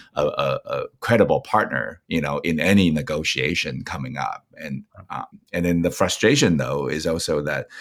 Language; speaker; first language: English; non-native, fluent; Chinese